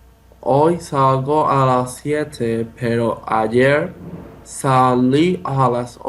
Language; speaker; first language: Spanish; non-native, learner; English